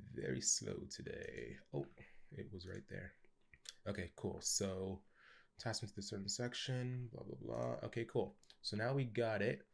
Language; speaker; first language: English; native; English